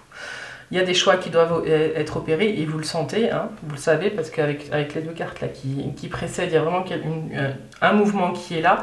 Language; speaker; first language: French; native; French